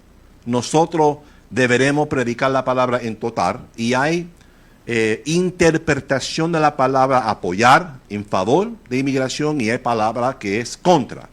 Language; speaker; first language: Spanish; native; Spanish